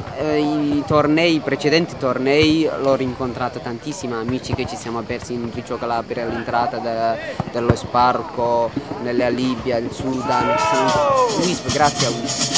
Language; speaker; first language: Italian; non-native, learner; Somali